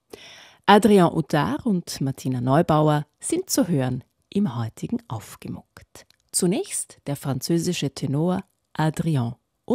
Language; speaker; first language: German; native; German